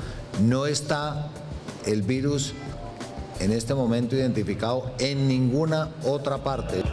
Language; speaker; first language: Spanish; native; Spanish